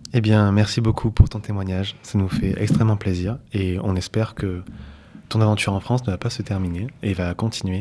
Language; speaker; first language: French; native; French